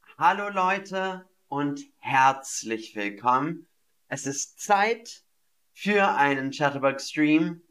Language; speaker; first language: German; non-native, fluent; English